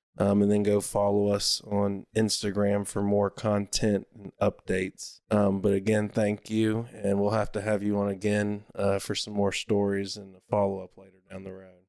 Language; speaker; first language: English; native; English